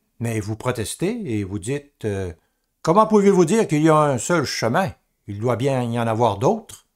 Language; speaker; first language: French; native; French